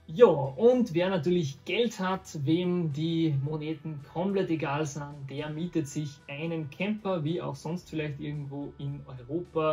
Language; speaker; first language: German; native; German